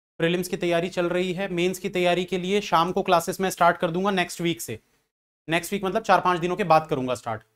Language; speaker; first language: Hindi; native; Hindi